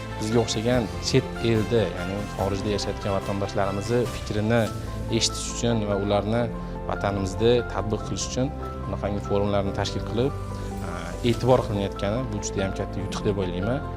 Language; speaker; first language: Uzbek; native; Uzbek